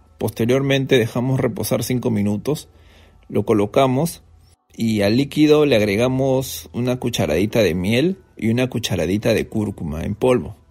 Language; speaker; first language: Spanish; native; Spanish